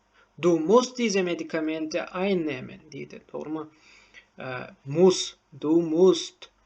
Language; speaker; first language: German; non-native, learner; Turkmen